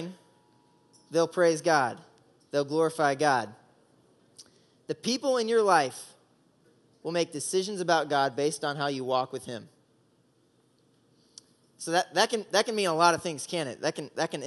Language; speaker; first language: English; native; English